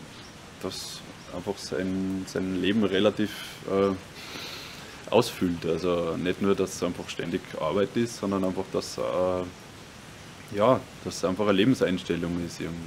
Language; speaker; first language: German; native; German